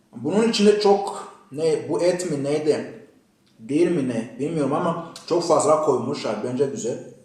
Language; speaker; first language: Turkish; non-native, fluent; Kinyarwanda